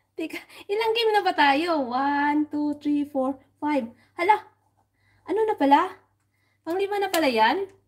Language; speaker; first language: Filipino; non-native, local second language; Hiligaynon